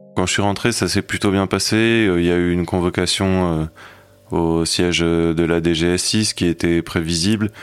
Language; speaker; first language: French; native; French